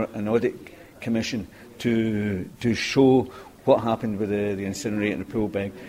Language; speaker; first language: English; native; English